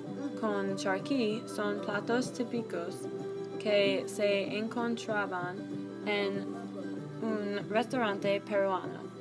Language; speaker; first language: Spanish; non-native, learner; English